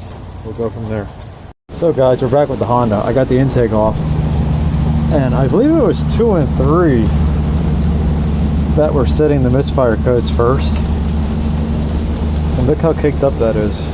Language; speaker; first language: English; native; English